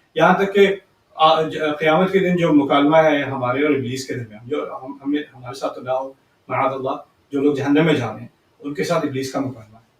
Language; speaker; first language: Urdu; early bilingual, heritage; Urdu